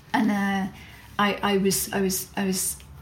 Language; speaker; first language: English; native; English